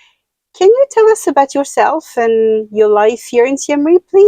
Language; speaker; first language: English; non-native, fluent; French